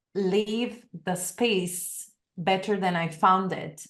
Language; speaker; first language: English; non-native, fluent; Italian